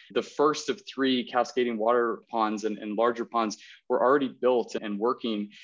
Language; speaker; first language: English; native; English